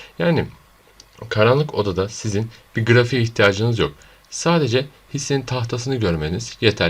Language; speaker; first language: Turkish; native; Turkish